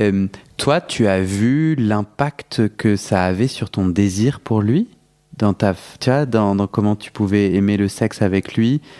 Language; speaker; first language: French; native; French